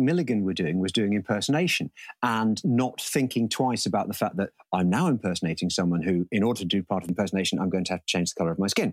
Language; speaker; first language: English; native; English